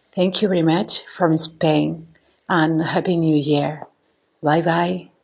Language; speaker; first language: English; non-native, learner; Spanish